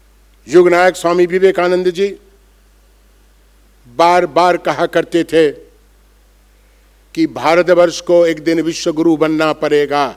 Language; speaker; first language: Hindi; non-native, local second language; Bangla